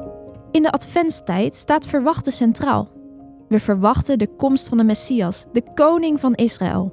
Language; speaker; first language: Dutch; native; Dutch